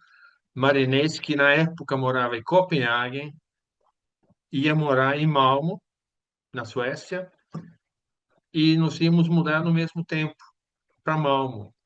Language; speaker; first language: Portuguese; non-native, fluent; Swedish